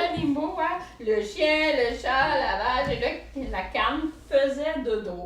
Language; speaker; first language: French; native; French